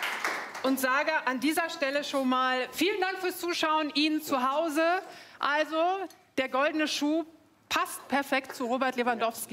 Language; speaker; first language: German; native; German